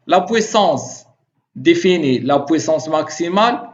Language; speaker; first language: French; non-native, local second language; Arabic